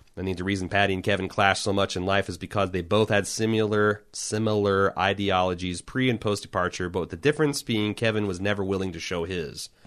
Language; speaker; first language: English; native; English